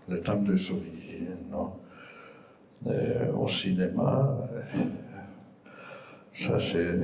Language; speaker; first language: French; non-native, fluent; Spanish